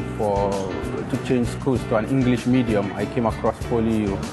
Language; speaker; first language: English; non-native, local second language; Hausa